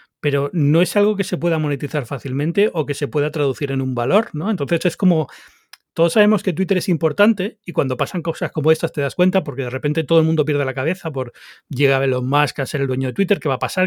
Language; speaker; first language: Spanish; native; Spanish